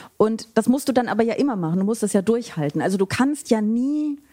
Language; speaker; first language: German; native; German